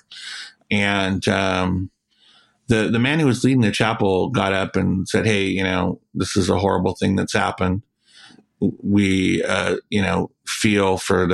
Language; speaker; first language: English; native; English